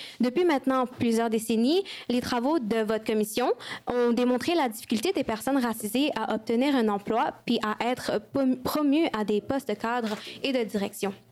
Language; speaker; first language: French; early bilingual, other home language; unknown